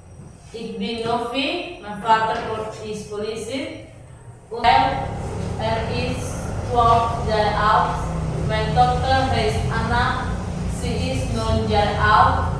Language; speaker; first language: German; non-native, learner; Indonesian